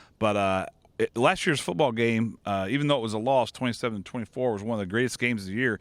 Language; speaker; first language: English; native; English